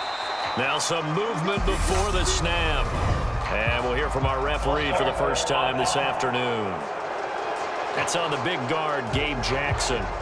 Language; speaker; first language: English; native; English